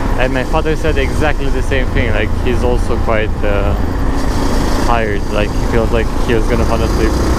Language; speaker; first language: English; non-native, fluent; Romanian